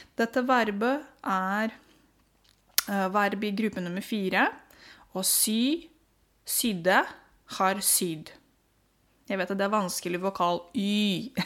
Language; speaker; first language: Norwegian; non-native, fluent; Romanian